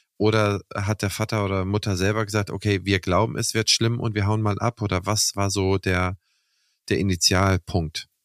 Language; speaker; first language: German; native; German